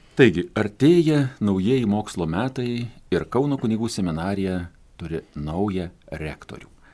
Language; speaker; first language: Lithuanian; native; Lithuanian